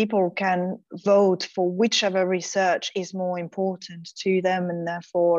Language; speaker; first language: English; non-native, fluent; French